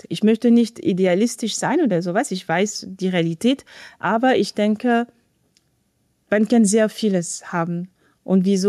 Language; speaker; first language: German; non-native, fluent; French